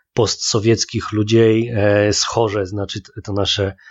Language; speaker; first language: Russian; non-native, fluent; Polish